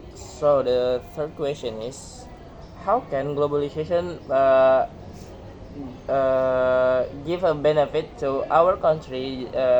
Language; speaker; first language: English; non-native, learner; Indonesian